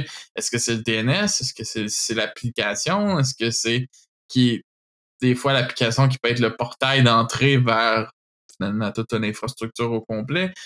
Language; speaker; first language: French; native; French